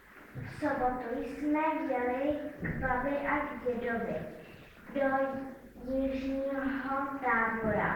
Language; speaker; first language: Czech; native; Czech